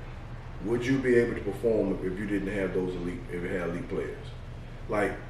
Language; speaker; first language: English; native; English